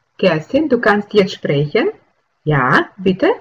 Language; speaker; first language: German; non-native, fluent; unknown